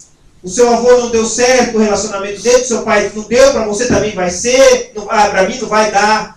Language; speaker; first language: Portuguese; native; Portuguese